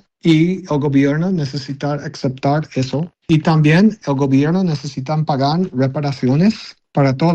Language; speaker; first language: Spanish; non-native, learner; English